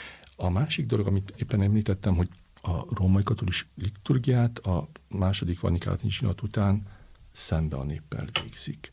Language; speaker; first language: Hungarian; native; Hungarian